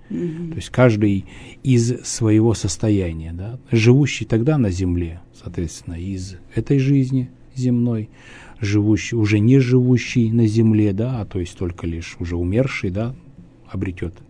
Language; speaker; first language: Russian; native; Russian